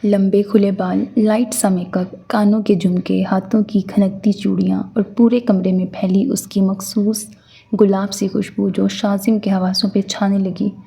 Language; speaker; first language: Urdu; native; Urdu